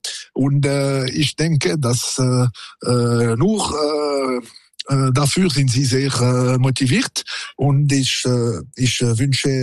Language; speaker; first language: German; non-native, local second language; French